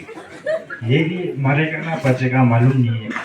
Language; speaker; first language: Hindi; non-native, local second language; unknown